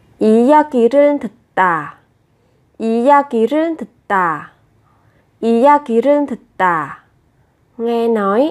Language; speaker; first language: Korean; non-native, fluent; Vietnamese